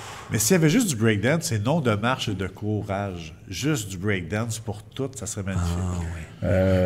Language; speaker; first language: French; native; French